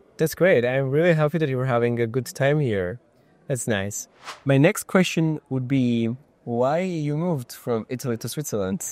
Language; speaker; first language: English; non-native, fluent; Armenian